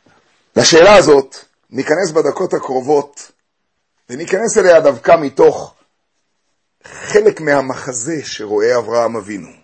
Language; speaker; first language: Hebrew; native; Hebrew